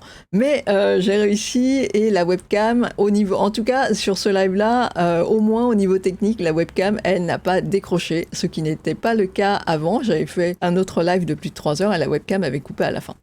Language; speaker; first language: French; native; French